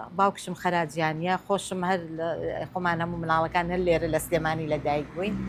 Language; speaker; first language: Central Kurdish; native; Central Kurdish